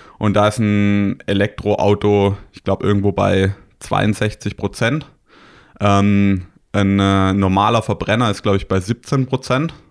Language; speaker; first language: German; native; German